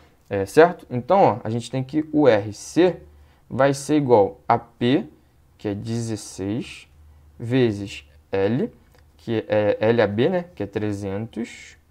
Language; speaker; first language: Portuguese; native; Portuguese